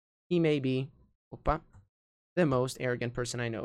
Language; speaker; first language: English; non-native, fluent; Portuguese